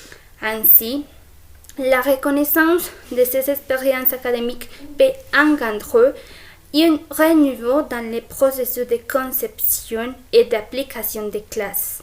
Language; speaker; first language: French; non-native, fluent; Spanish